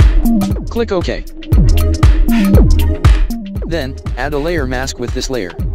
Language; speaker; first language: English; non-native, local second language; Filipino